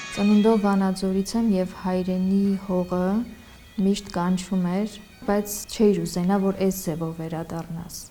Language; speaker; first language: Armenian; native; Armenian